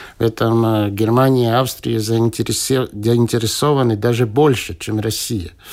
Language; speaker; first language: Russian; non-native, local second language; Latvian